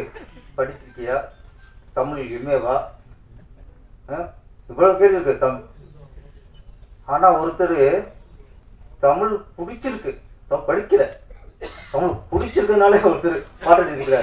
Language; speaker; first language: Tamil; native; Tamil